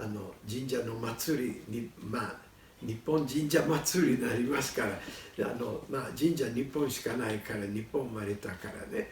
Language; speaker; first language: Japanese; non-native, learner; Italian